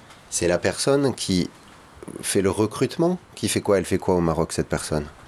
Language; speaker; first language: French; native; French